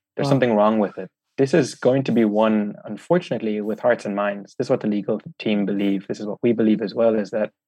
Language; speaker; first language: English; native; English